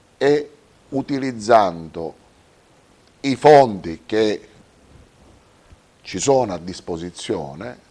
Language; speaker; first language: Italian; native; Italian